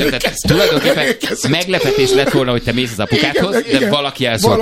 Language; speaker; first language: Hungarian; native; Hungarian